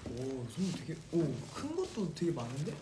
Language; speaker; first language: Korean; native; Korean